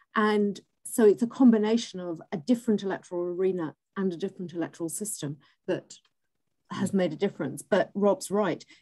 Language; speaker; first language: English; native; English